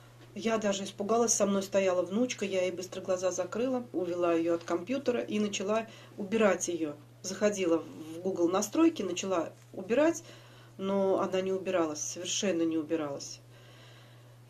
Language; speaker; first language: Russian; native; Russian